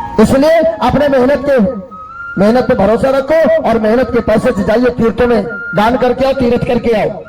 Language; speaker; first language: Hindi; native; Hindi